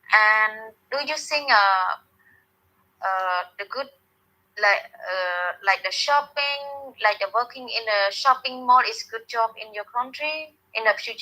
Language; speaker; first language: English; non-native, learner; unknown